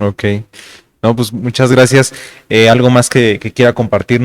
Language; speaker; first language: Spanish; native; Spanish